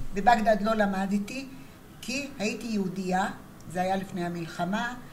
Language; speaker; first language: Hebrew; early bilingual, other home language; Arabic